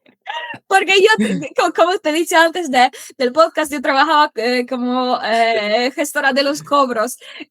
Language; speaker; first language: Spanish; non-native, fluent; Polish